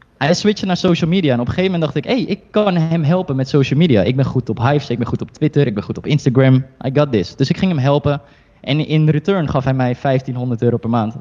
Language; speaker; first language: Dutch; early bilingual, other home language; Chinese